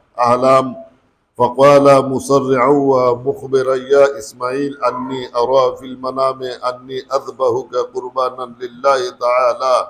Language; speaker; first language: Arabic; non-native, fluent; Bangla